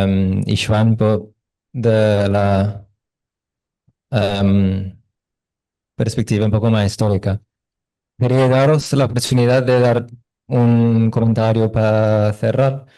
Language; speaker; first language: Spanish; non-native, fluent; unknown